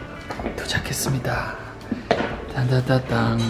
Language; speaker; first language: Korean; non-native, fluent; Chinese